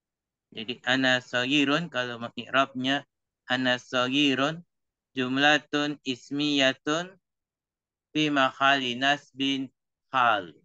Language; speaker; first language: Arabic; non-native, fluent; Indonesian